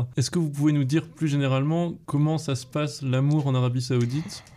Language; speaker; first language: French; native; French